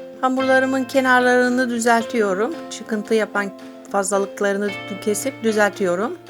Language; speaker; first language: Turkish; native; Turkish